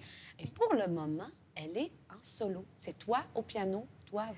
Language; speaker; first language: French; native; French